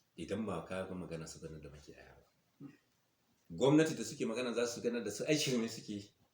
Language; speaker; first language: Hausa; non-native, local second language; Fula